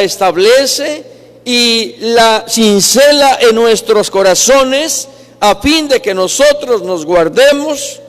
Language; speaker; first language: Spanish; native; Spanish